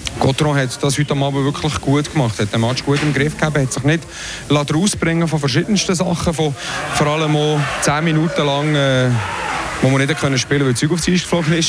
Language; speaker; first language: German; native; German